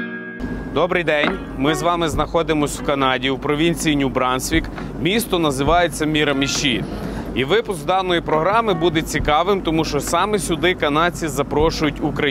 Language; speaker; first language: Ukrainian; native; Ukrainian